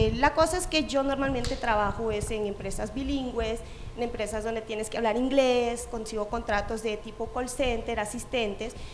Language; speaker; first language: Spanish; native; Spanish